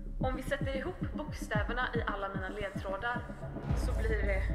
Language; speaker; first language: Swedish; native; Swedish